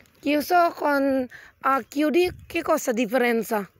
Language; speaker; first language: Italian; non-native, learner; Indonesian